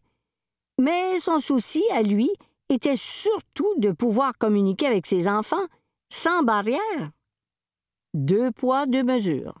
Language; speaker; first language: French; native; French